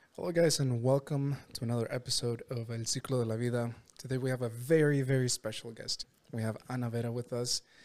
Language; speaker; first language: English; non-native, fluent; Spanish